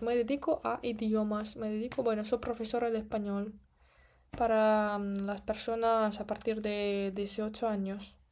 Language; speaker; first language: Spanish; non-native, fluent; Russian